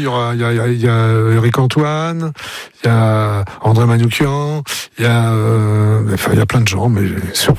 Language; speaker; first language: French; native; French